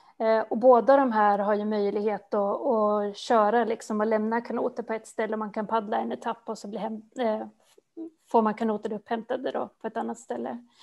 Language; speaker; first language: Swedish; native; Swedish